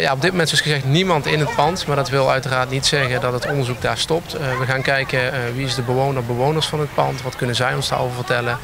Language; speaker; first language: Dutch; native; Dutch